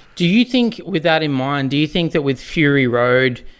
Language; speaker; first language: English; native; English